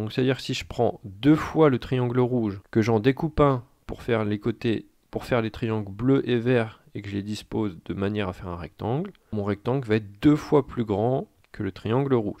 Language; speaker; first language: French; native; French